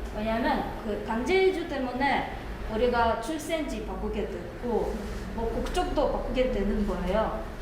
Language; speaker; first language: Korean; non-native, fluent; Russian